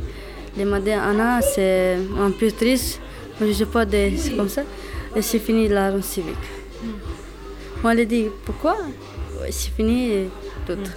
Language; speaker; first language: French; non-native, learner; Romanian